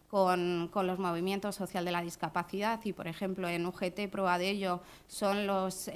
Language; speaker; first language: Spanish; native; Spanish